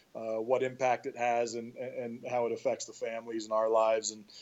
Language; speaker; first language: English; native; English